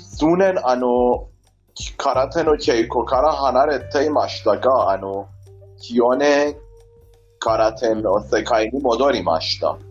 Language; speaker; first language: Japanese; non-native, learner; Persian